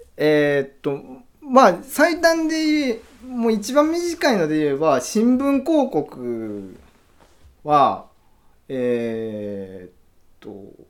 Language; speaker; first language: Japanese; native; Japanese